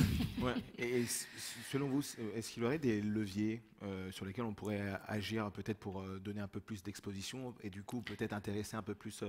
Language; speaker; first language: French; native; French